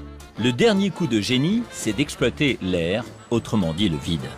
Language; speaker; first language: French; native; French